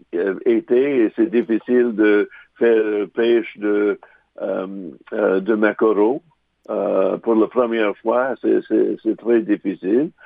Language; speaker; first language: French; non-native, local second language; English